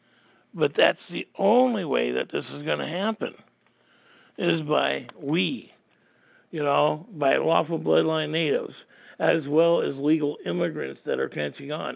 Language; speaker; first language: English; native; English